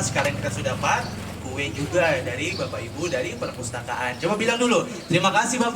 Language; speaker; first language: Malay; native; Malay